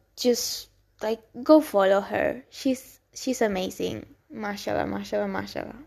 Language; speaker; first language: English; non-native, fluent; Spanish